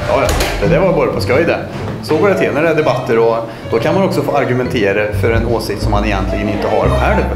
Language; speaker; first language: Swedish; native; Swedish